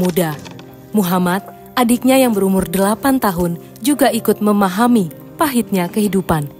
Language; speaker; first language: Indonesian; native; Indonesian